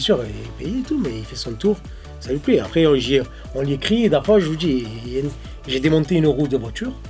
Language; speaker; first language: French; native; French